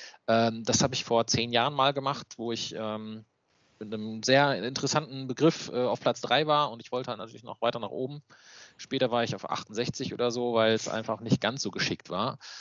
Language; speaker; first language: German; native; German